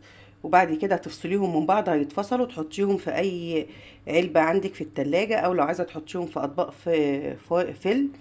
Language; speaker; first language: Arabic; native; Arabic